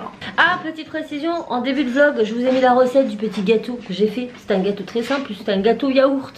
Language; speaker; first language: French; native; French